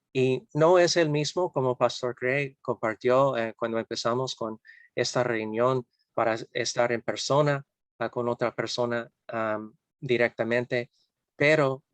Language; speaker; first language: Spanish; non-native, fluent; English